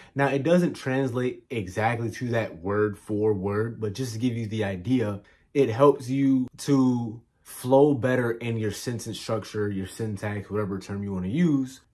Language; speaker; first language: English; native; English